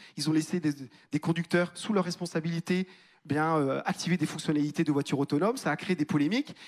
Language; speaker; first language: French; native; French